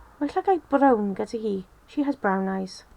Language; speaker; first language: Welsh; non-native, local second language; English